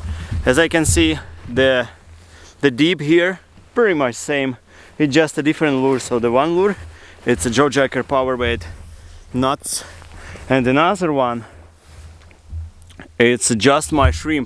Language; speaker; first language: English; non-native, learner; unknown